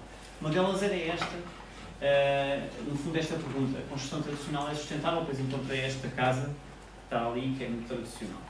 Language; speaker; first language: Portuguese; native; Portuguese